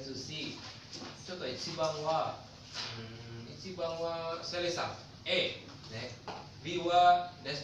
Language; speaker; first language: Japanese; non-native, fluent; Indonesian